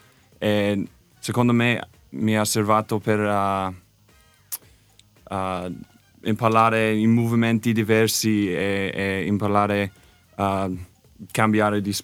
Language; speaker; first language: Italian; non-native, learner; English